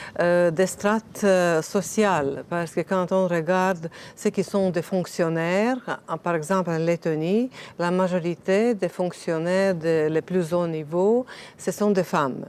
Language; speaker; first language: French; non-native, fluent; Latvian